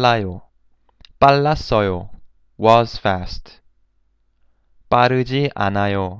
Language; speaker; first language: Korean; non-native, fluent; English